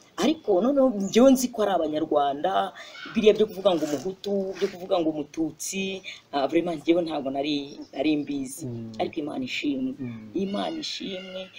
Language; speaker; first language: Kinyarwanda; non-native, fluent; Swahili